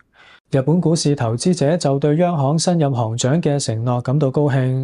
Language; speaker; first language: Cantonese; native; Cantonese